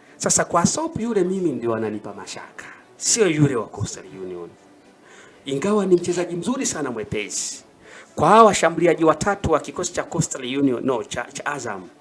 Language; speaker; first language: Swahili; native; Swahili